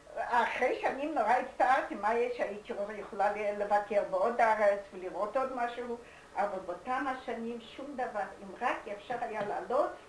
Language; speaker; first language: Hebrew; non-native, fluent; Yiddish